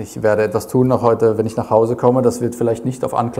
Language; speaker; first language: German; native; German